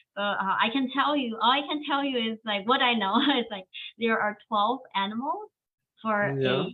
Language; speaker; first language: English; non-native, fluent; Chinese